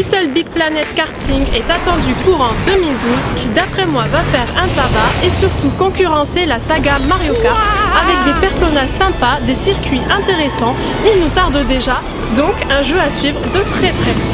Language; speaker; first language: French; native; French